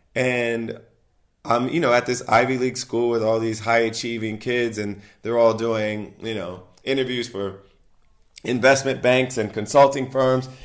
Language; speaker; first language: English; native; English